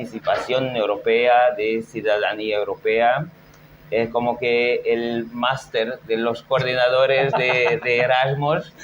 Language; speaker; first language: Spanish; non-native, fluent; Portuguese